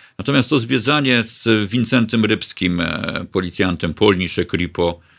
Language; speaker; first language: Polish; native; Polish